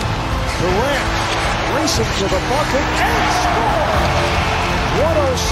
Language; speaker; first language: English; native; English